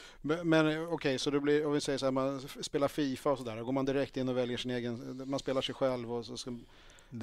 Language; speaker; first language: Swedish; native; Swedish